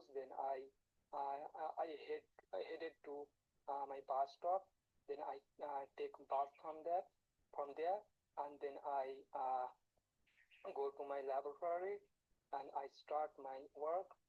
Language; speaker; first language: English; non-native, learner; Bangla